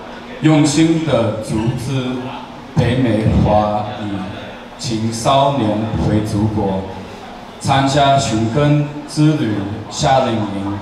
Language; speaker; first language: Chinese; early bilingual, heritage; Chinese